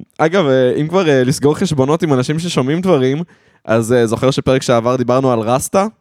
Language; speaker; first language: Hebrew; early bilingual, other home language; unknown